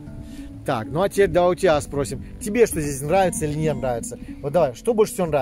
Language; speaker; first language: Russian; native; Russian